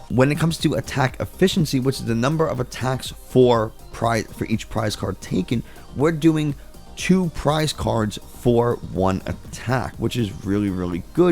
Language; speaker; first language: English; native; English